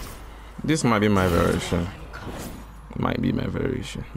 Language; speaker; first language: English; native; English